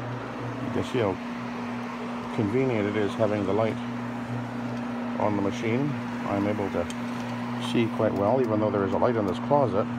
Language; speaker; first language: English; native; English